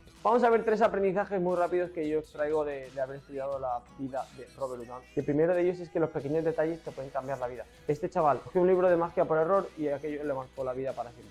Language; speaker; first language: Spanish; native; Spanish